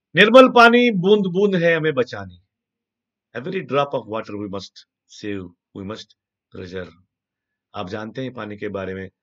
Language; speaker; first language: Hindi; non-native, local second language; Telugu